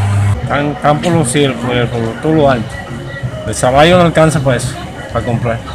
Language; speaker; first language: Spanish; native; Spanish